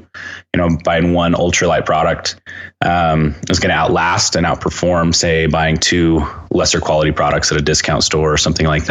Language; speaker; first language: English; native; English